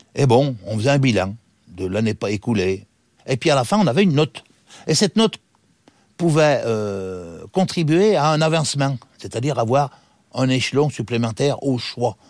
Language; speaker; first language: French; native; French